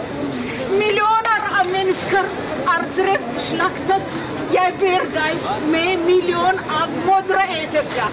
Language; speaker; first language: Norwegian; non-native, learner; Amharic